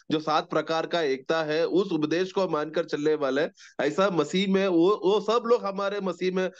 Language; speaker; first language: Hindi; non-native, local second language; Malayalam